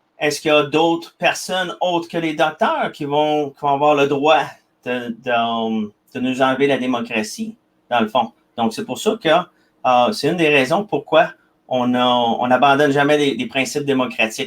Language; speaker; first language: French; native; French